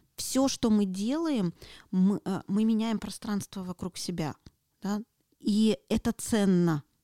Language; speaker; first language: Russian; native; Russian